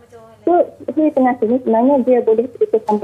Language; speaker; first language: Malay; native; Malay